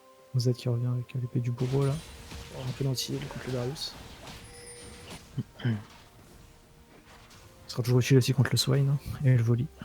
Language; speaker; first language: French; native; French